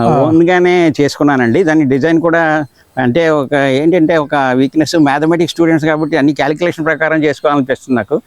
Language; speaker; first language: Telugu; native; Telugu